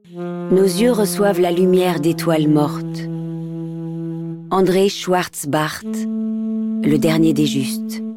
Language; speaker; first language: French; native; French